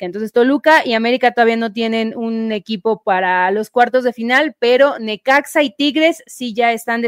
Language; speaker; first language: Spanish; native; Spanish